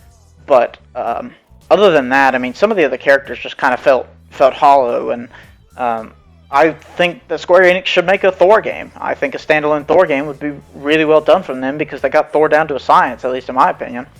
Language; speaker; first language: English; native; English